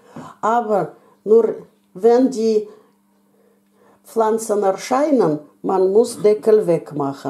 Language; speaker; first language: German; non-native, fluent; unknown